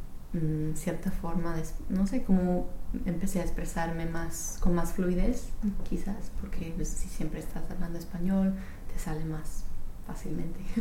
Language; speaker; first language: Spanish; non-native, fluent; English